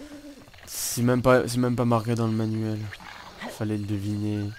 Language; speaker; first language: French; native; French